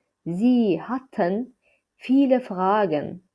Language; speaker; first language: German; non-native, fluent; Azerbaijani